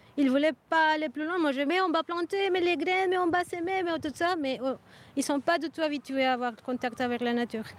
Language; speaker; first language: French; non-native, fluent; Spanish